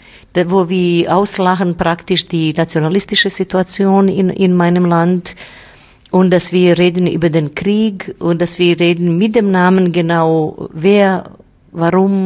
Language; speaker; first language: German; non-native, fluent; Bosnian